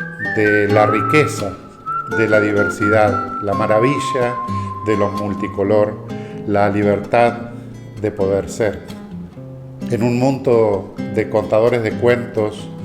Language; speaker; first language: Spanish; native; Spanish